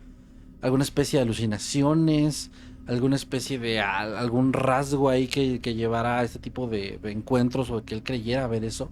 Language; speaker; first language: Spanish; native; Spanish